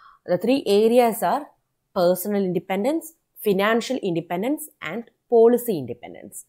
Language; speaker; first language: English; non-native, local second language; Malayalam